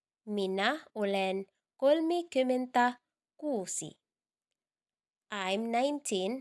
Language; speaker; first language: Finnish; non-native, learner; Cebuano